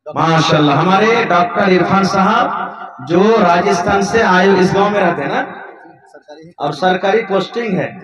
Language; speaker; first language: Hindi; non-native, local second language; Bangla